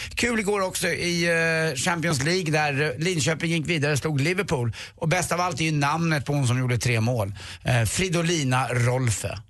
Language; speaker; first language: Swedish; native; Swedish